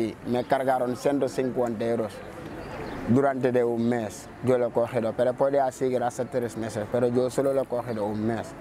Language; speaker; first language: Spanish; non-native, local second language; Wolof